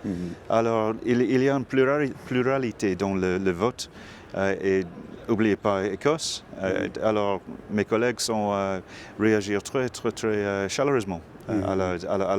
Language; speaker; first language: French; non-native, fluent; English